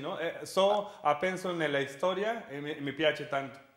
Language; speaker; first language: Italian; non-native, learner; Spanish